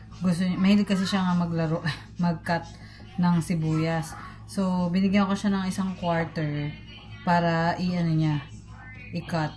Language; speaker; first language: Filipino; native; Filipino